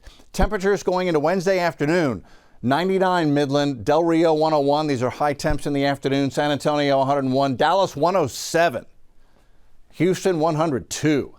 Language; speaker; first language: English; native; English